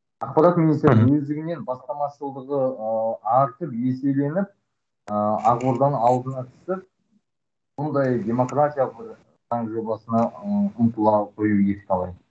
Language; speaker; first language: Kazakh; native; Kazakh